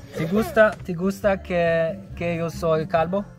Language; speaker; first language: Spanish; non-native, learner; German